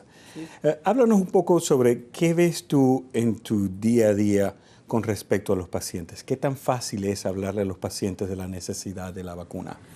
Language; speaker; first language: Spanish; native; Spanish